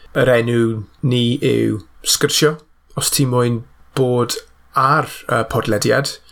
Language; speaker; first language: Welsh; non-native, fluent; English